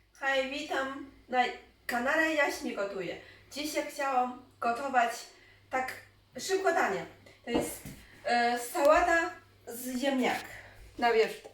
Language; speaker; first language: Polish; non-native, learner; Chinese